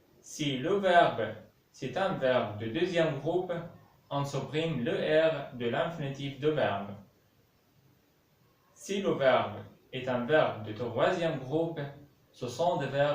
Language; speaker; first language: French; non-native, local second language; Arabic